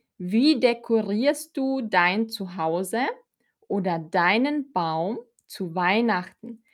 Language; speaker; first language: German; non-native, fluent; Filipino